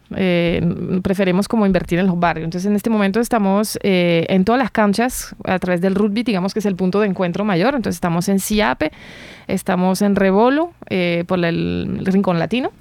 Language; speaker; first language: Spanish; non-native, fluent; French